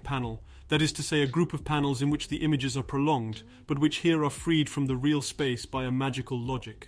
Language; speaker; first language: English; non-native, fluent; French